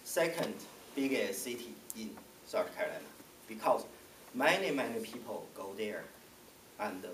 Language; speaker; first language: English; non-native, learner; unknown